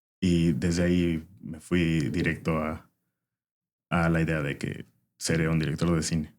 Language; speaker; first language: Spanish; native; Spanish